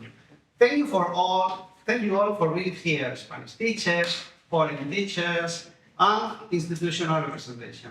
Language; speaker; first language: English; non-native, fluent; Spanish